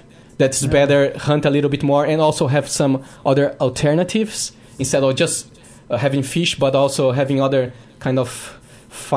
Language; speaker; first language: English; non-native, fluent; Portuguese